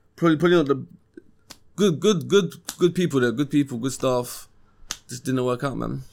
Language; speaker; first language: English; native; English